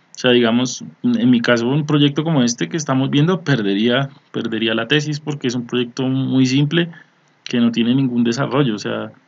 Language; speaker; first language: Spanish; native; Spanish